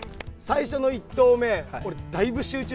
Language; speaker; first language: Japanese; native; Japanese